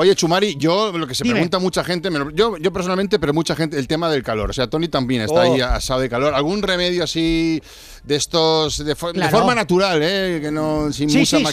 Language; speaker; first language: Spanish; native; Spanish